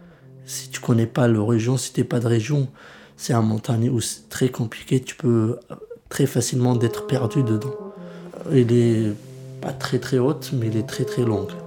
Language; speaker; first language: French; early bilingual, other home language; Kurdish